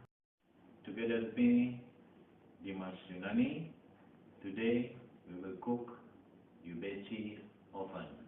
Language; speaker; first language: English; non-native, learner; Indonesian